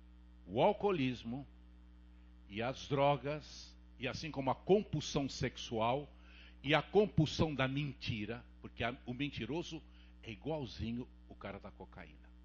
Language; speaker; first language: Portuguese; native; Portuguese